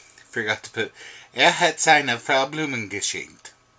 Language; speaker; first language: German; non-native, learner; English